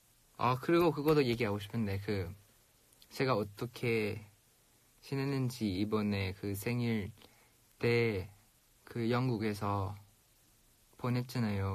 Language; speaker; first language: Korean; non-native, fluent; Thai